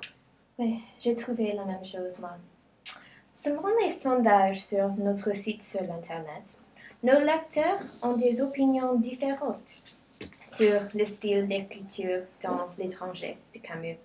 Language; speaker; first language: French; non-native, learner; English